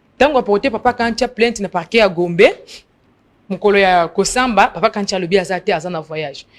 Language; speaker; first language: Lingala; non-native, local second language; Luba-Lulua